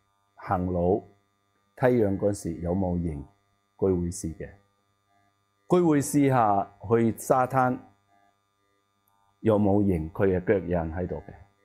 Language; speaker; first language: Cantonese; non-native, learner; Tibetan